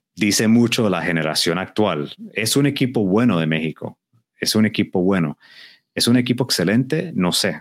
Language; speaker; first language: Spanish; native; Spanish